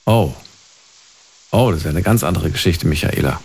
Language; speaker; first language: German; native; German